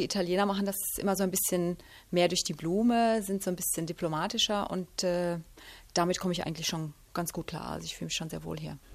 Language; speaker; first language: German; native; German